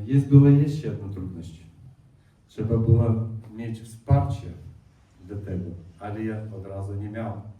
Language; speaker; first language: Polish; non-native, learner; Russian